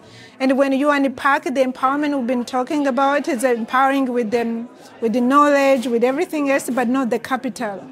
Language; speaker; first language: English; non-native, fluent; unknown